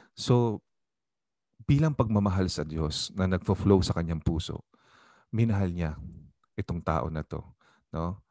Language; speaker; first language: Filipino; native; Filipino